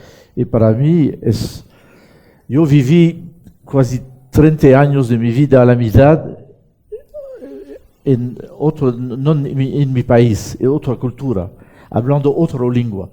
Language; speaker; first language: Spanish; non-native, fluent; French